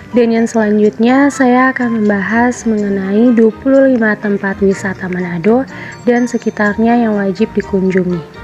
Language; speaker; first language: Indonesian; native; Indonesian